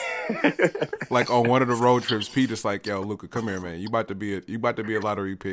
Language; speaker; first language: English; native; English